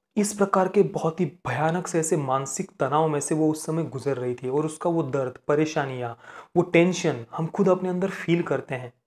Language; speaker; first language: Hindi; non-native, local second language; Marathi